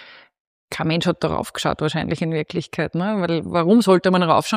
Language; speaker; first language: German; native; German